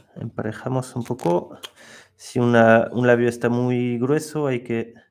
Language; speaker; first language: Spanish; non-native, fluent; French